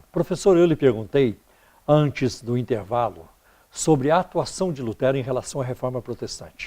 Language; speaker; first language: Portuguese; native; Portuguese